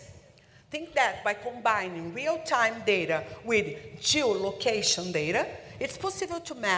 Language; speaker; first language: English; non-native, learner; Portuguese